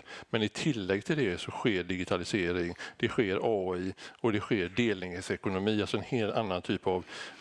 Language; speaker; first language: Swedish; native; Swedish